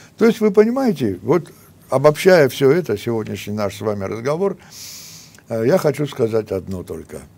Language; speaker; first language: Russian; non-native, local second language; Armenian